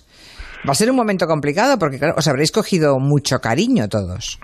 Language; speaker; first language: Spanish; native; Spanish